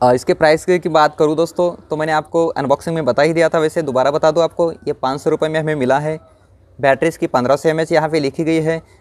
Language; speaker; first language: Hindi; non-native, local second language; Marathi